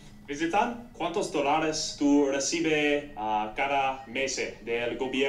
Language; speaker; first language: Spanish; non-native, learner; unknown